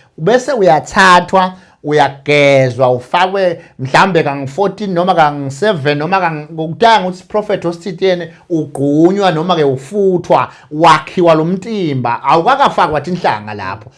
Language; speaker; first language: Zulu; native; Zulu